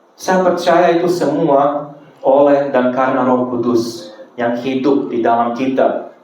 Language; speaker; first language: Indonesian; non-native, fluent; Serbian